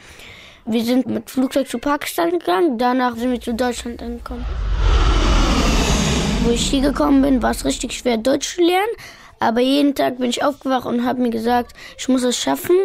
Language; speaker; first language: German; early bilingual, other home language; Pashto